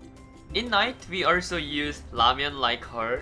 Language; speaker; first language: English; non-native, learner; Korean